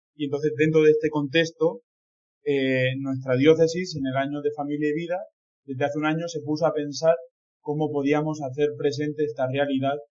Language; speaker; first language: Spanish; native; Spanish